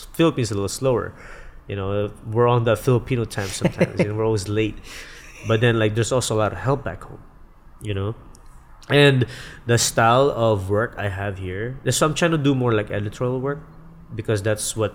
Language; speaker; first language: English; non-native, local second language; Filipino